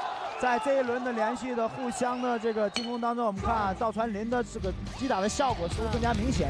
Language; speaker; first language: Chinese; native; Chinese